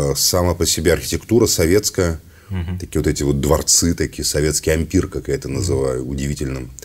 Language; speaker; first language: Russian; native; Russian